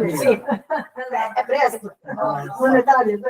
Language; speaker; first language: Italian; non-native, fluent; Portuguese